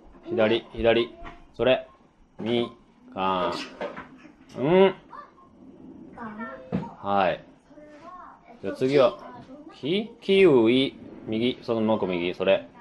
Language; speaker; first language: Japanese; native; Japanese